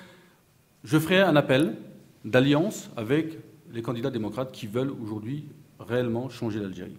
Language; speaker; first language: French; native; French